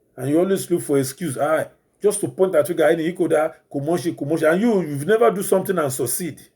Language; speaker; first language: English; non-native, local second language; Yoruba